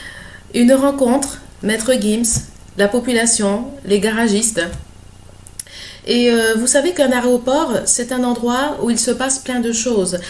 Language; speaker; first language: French; native; French